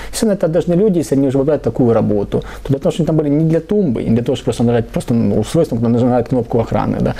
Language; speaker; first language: Russian; native; Russian